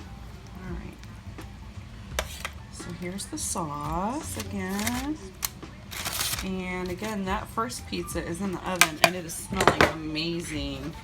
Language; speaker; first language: English; native; English